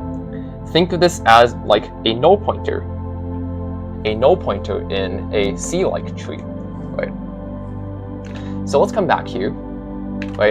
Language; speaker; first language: English; native; English